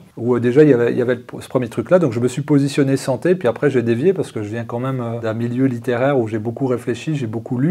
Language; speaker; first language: French; native; French